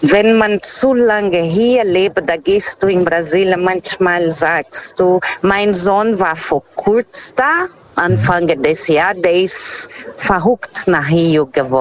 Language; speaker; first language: German; non-native, learner; Portuguese